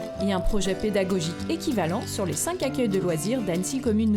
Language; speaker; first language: French; native; French